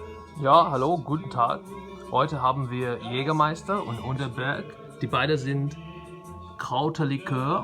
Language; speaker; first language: German; non-native, learner; English